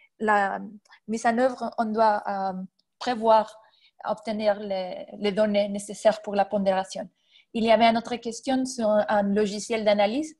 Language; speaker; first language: French; non-native, fluent; Spanish